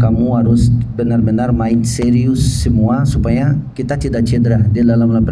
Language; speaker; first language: Indonesian; non-native, fluent; Portuguese